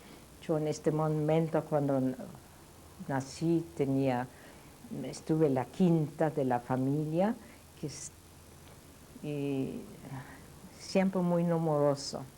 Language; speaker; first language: Spanish; non-native, fluent; Yiddish